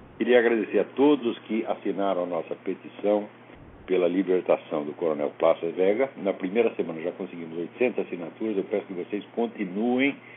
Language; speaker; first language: Portuguese; native; Portuguese